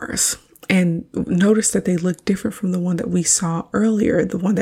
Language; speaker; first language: English; native; English